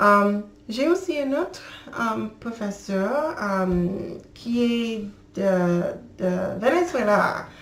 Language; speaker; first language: French; non-native, learner; English